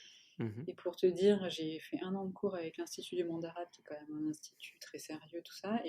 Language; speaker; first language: French; native; French